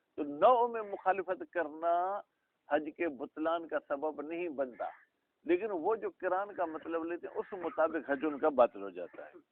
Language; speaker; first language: Urdu; non-native, local second language; Sindhi